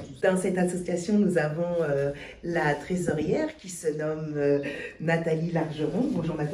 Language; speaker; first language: French; native; French